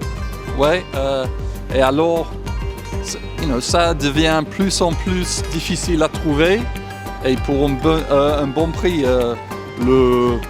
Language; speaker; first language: French; non-native, fluent; English